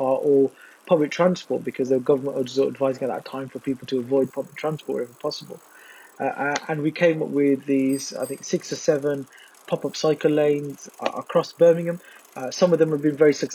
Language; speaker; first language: English; native; English